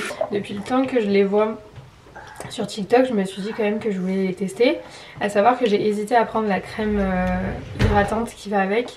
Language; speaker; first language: French; native; French